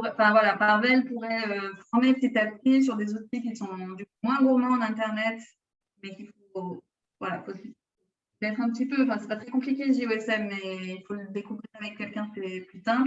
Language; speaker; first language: French; native; French